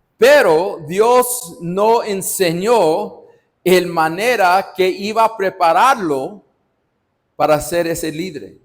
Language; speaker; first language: Spanish; non-native, fluent; English